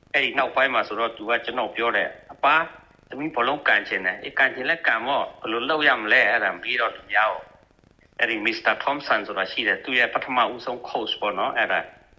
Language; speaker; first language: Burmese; non-native, local second language; Shan